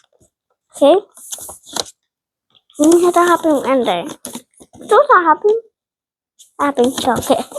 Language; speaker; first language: Albanian; early bilingual, heritage; Albanian